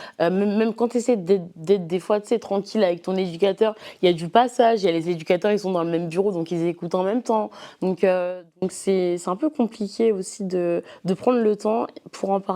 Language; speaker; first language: French; native; French